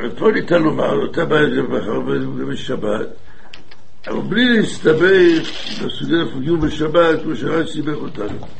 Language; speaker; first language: Hebrew; non-native, fluent; English